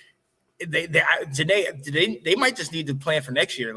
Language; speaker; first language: English; native; English